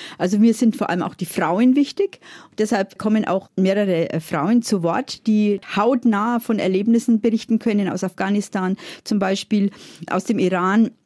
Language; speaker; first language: German; native; German